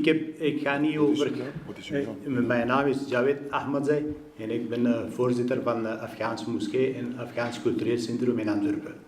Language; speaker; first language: Dutch; non-native, fluent; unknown